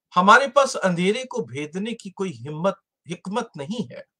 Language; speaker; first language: Hindi; native; Hindi